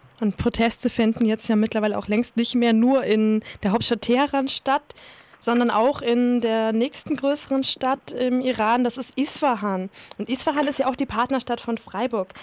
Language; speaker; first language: German; native; German